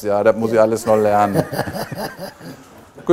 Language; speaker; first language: German; native; German